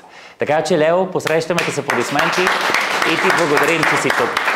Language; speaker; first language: Bulgarian; native; Bulgarian